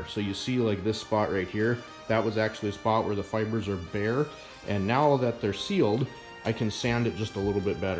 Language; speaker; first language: English; native; English